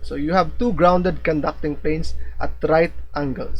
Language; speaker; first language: English; non-native, local second language; Filipino